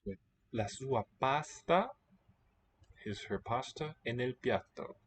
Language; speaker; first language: Italian; non-native, learner; English